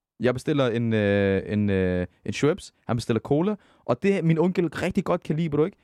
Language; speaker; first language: Danish; early bilingual, other home language; Arabic